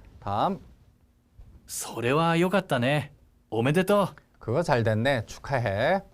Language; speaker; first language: Japanese; non-native, fluent; Korean